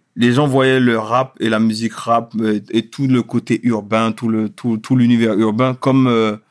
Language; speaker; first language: French; native; French